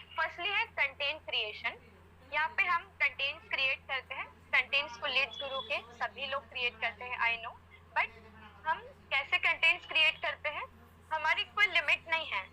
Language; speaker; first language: Hindi; non-native, local second language; Gujarati